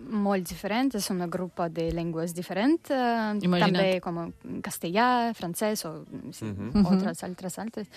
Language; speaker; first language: Catalan; non-native, learner; English